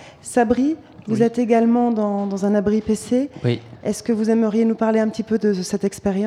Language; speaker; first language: French; native; French